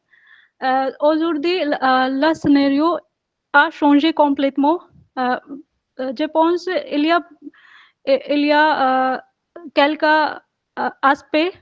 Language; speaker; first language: French; non-native, learner; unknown